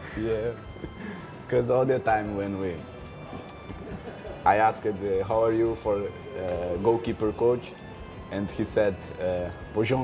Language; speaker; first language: English; non-native, learner; Portuguese